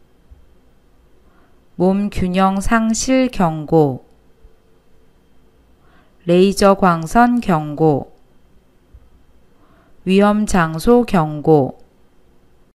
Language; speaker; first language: Korean; native; Korean